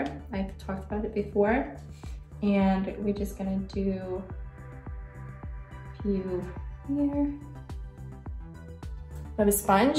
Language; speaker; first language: English; non-native, fluent; Swedish